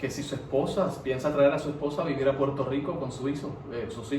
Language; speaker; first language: Spanish; native; Spanish